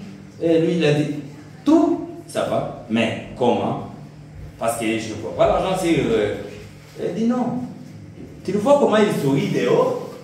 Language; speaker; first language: French; non-native, local second language; Rundi